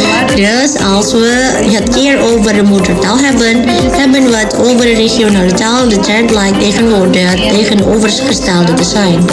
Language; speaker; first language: Dutch; non-native, fluent; Indonesian